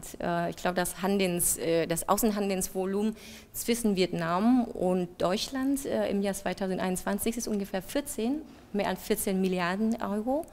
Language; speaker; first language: German; non-native, fluent; Vietnamese